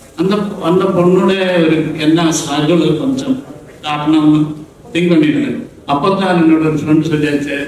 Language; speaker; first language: Tamil; non-native, learner; Malayalam